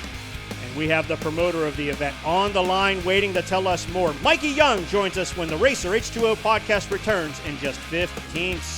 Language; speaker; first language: English; native; English